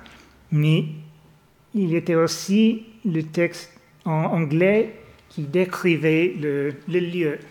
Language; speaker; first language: French; non-native, fluent; English